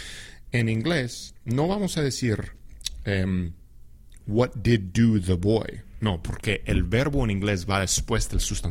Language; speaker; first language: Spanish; non-native, fluent; English